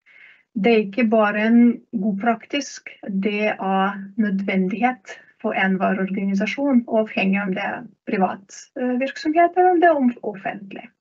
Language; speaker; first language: Norwegian; non-native, fluent; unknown